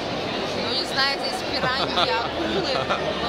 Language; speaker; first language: Russian; native; Russian